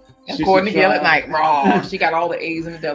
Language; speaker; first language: English; native; English